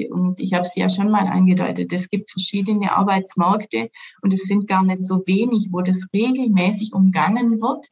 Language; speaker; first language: German; native; German